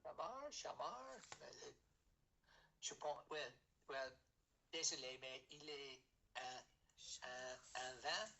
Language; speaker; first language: French; non-native, learner; English